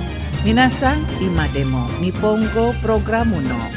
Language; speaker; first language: Japanese; non-native, fluent; Indonesian